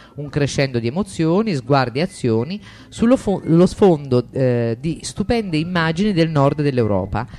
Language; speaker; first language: Italian; native; Italian